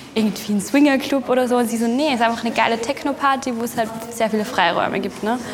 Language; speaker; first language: German; native; German